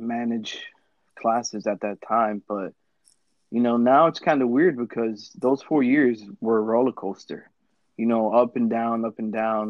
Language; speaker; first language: English; native; English